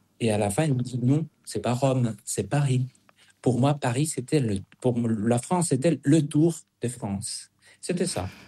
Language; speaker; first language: French; non-native, fluent; Spanish